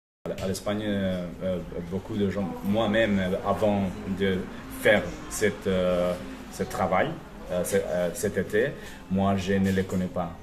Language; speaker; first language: French; non-native, fluent; Spanish